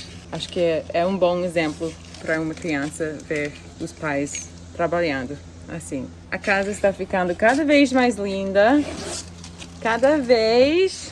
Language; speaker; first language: Portuguese; non-native, fluent; English